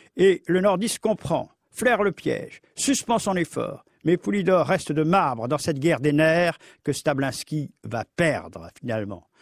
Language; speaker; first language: French; native; French